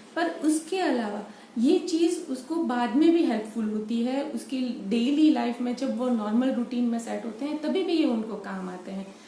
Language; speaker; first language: Hindi; non-native, local second language; Gujarati